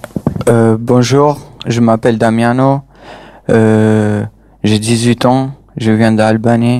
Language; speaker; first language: French; non-native, fluent; Albanian